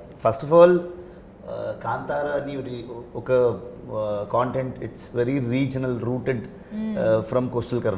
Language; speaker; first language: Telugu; non-native, learner; Kannada